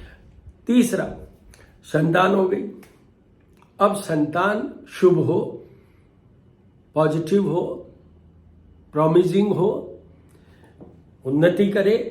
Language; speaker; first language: Hindi; native; Hindi